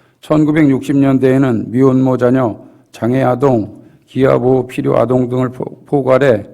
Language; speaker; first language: Korean; native; Korean